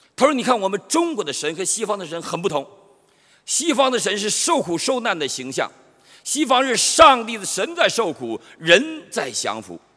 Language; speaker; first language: Chinese; native; Chinese